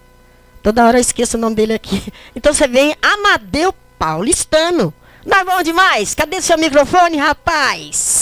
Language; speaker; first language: Portuguese; native; Portuguese